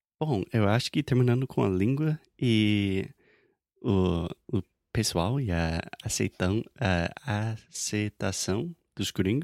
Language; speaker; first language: Portuguese; non-native, fluent; English